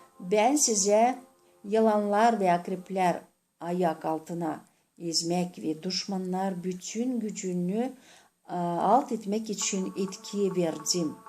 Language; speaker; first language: Turkish; non-native, fluent; Gagauz